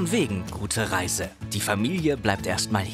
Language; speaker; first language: German; native; German